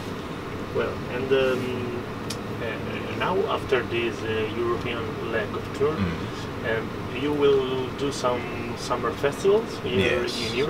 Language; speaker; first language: English; non-native, fluent; Italian